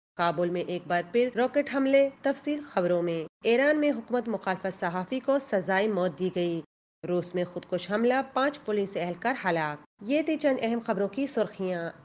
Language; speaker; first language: Urdu; non-native, local second language; Baluchi